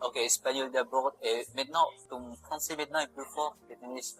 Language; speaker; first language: French; non-native, learner; Filipino